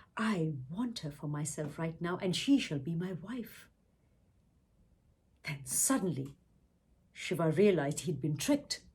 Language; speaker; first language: English; non-native, local second language; Tamil